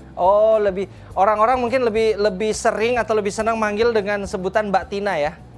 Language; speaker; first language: Indonesian; native; Indonesian